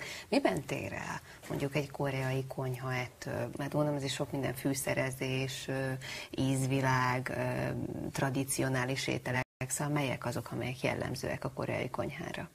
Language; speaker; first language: Hungarian; native; Hungarian